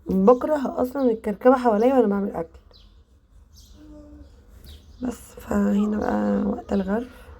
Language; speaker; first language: Arabic; native; Arabic